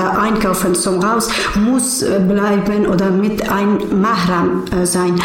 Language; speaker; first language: German; non-native, learner; Persian